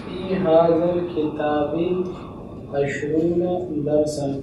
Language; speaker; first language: Arabic; non-native, learner; Urdu